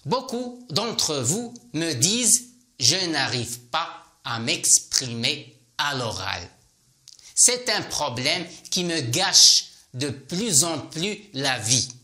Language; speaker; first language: French; non-native, local second language; Arabic